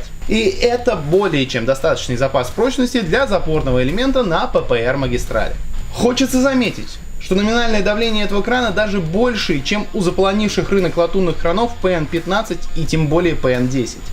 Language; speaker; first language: Russian; native; Russian